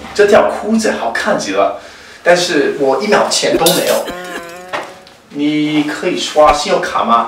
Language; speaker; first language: Chinese; non-native, learner; English